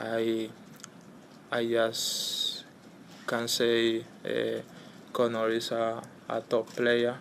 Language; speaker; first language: English; non-native, learner; Spanish